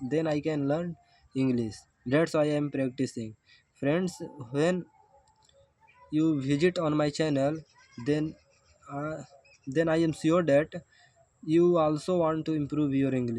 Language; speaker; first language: English; non-native, learner; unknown